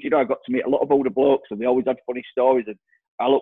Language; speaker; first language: English; native; English